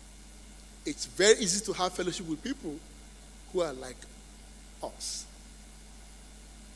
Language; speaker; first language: English; non-native, local second language; Yoruba